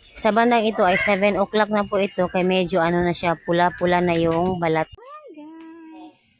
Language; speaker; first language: Filipino; non-native, local second language; Cebuano